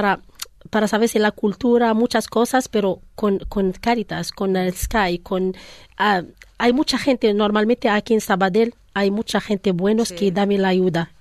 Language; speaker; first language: Spanish; non-native, learner; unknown